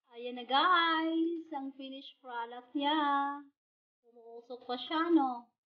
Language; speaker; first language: Filipino; non-native, local second language; Surigaonon